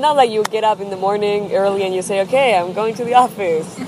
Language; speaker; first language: English; non-native, fluent; Spanish